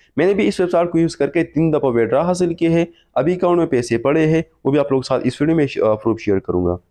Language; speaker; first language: Urdu; non-native, local second language; Pashto